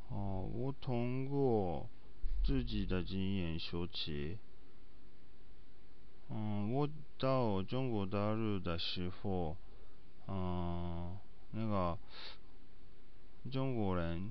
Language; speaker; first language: Chinese; non-native, learner; Japanese